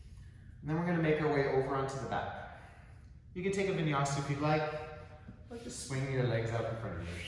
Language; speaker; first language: English; native; English